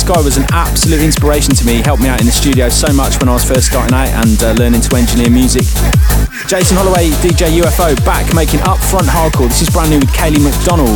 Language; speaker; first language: English; native; English